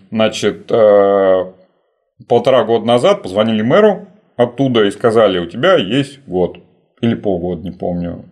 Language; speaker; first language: Russian; native; Russian